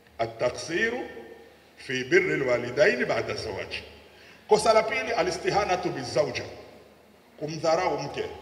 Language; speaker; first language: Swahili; native; Swahili